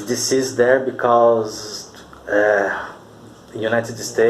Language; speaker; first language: English; non-native, learner; Portuguese